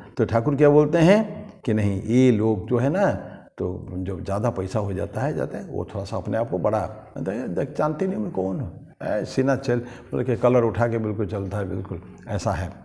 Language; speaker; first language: Hindi; non-native, local second language; Bangla